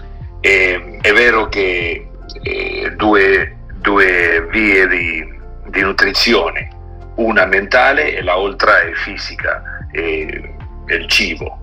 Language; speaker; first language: Italian; non-native, learner; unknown